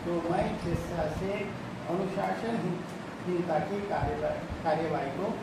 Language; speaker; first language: Hindi; non-native, local second language; Marathi